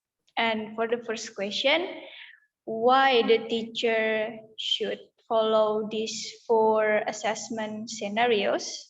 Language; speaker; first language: English; non-native, learner; Indonesian